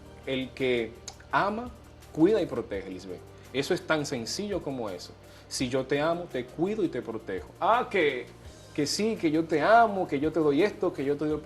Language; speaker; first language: Spanish; native; Spanish